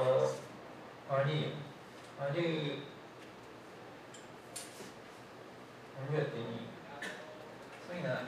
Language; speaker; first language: Chinese; non-native, learner; Japanese